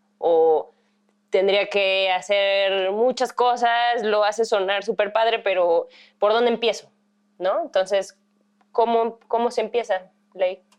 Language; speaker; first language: Spanish; native; Spanish